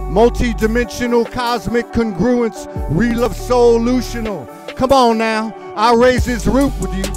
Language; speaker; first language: English; native; English